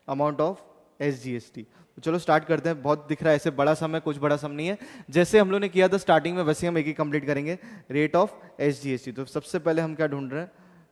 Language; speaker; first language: Hindi; native; Hindi